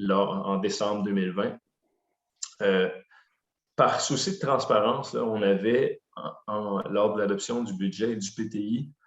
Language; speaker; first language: French; native; French